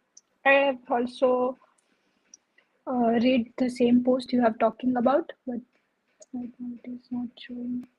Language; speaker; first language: English; non-native, local second language; Gujarati